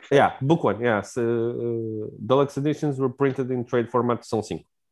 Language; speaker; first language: English; non-native, fluent; Portuguese